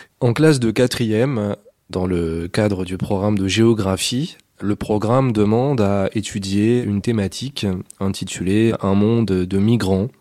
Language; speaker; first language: French; native; French